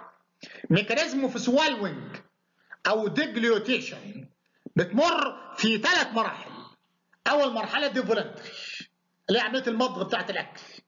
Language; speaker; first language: Arabic; native; Arabic